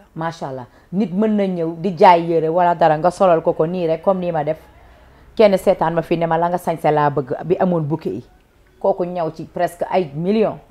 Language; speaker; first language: Wolof; non-native, local second language; Fula